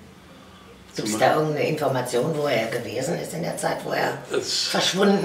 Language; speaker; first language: German; native; German